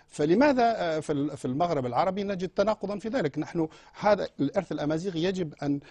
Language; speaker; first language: Arabic; non-native, local second language; Berber languages